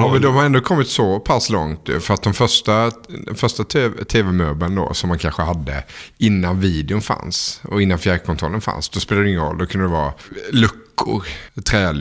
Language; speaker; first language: Swedish; native; Swedish